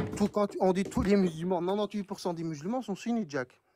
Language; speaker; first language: French; non-native, fluent; Turkish